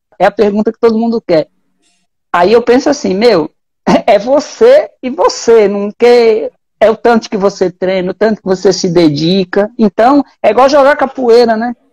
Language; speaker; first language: Portuguese; native; Portuguese